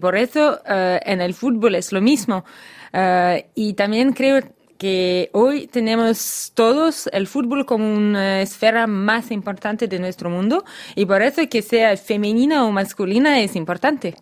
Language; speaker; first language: Spanish; non-native, learner; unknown